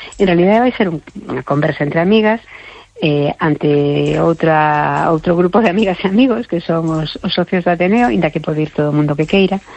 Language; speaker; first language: Galician; non-native, local second language; Spanish